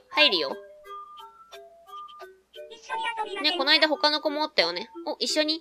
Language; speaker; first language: Japanese; native; Japanese